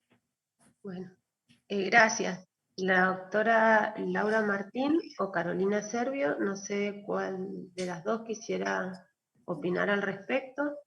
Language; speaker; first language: Spanish; native; Spanish